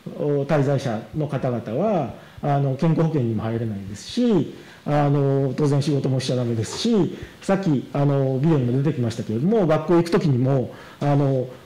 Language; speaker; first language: Japanese; native; Japanese